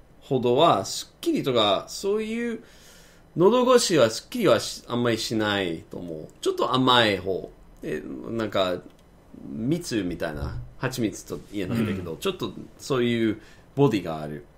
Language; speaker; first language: Japanese; non-native, fluent; English